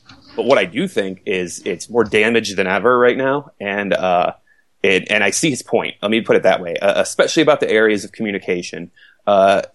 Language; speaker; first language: English; native; English